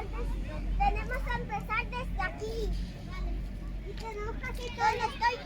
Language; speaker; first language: Spanish; non-native, learner; Filipino